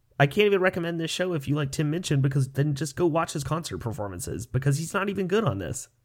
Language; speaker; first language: English; native; English